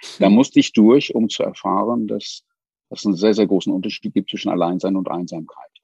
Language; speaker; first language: German; non-native, fluent; English